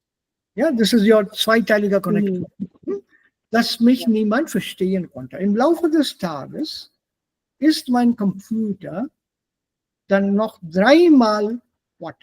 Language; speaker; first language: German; non-native, fluent; Hindi